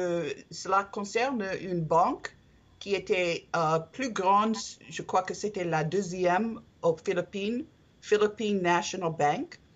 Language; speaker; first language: French; non-native, learner; English